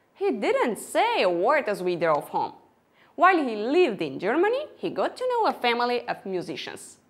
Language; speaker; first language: English; non-native, fluent; Armenian